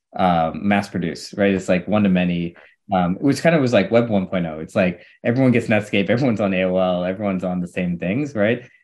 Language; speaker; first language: English; native; English